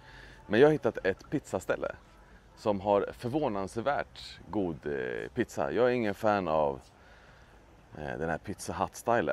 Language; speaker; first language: Swedish; native; Swedish